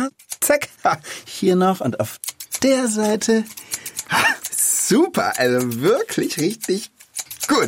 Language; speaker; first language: German; native; German